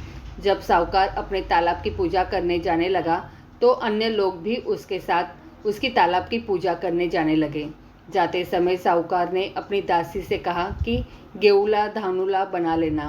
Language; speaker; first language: Hindi; native; Hindi